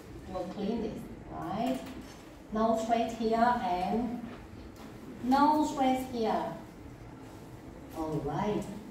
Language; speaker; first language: English; non-native, fluent; Vietnamese